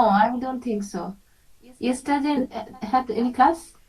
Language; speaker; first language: English; non-native, fluent; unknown